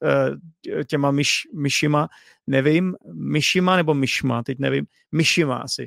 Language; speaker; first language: Czech; native; Czech